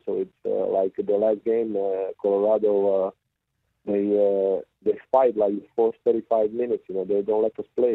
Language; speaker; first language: English; non-native, fluent; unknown